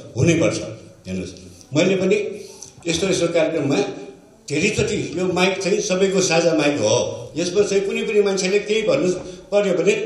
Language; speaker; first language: Nepali; non-native, local second language; Newari